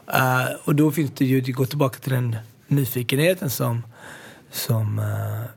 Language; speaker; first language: Swedish; native; Swedish